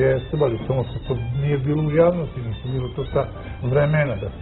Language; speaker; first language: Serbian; non-native, local second language; Romany